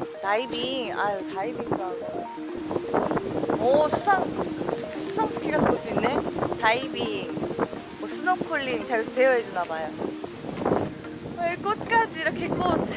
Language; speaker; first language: Korean; native; Korean